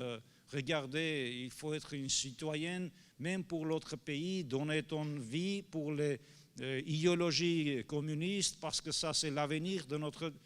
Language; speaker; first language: French; non-native, fluent; Armenian